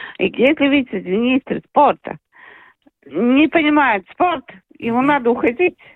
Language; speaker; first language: Russian; non-native, local second language; Latvian